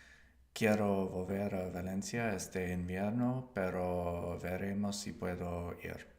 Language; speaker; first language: Spanish; non-native, learner; English